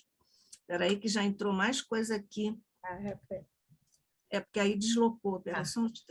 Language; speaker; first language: Portuguese; native; Portuguese